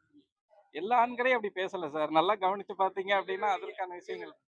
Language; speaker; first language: Tamil; native; Tamil